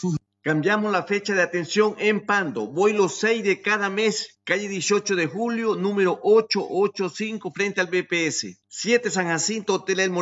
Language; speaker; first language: Spanish; native; Spanish